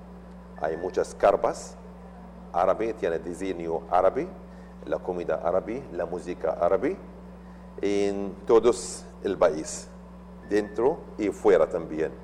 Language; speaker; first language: Spanish; non-native, learner; Arabic